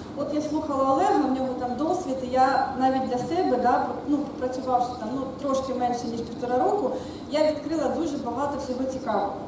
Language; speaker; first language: Ukrainian; non-native, local second language; Russian